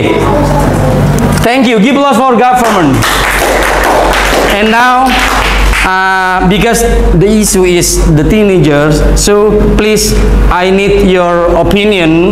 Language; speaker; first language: English; non-native, fluent; Indonesian